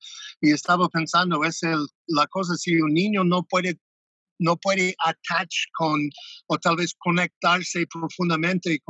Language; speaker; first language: Spanish; non-native, fluent; English